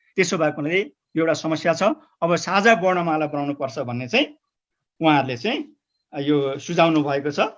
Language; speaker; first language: Nepali; non-native, local second language; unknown